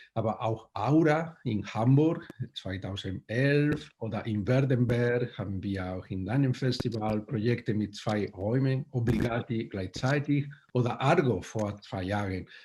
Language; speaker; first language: German; non-native, fluent; Spanish